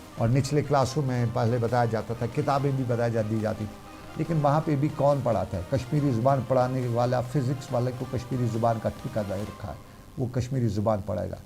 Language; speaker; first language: Urdu; non-native, local second language; Kashmiri